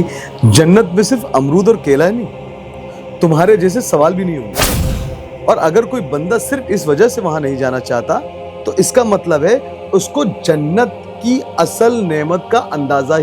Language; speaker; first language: Hindi; native; Hindi